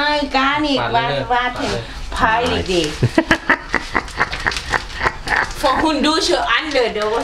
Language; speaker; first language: German; non-native, learner; Thai